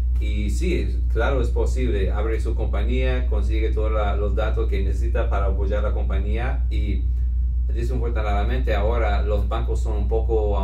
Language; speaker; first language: Spanish; non-native, fluent; English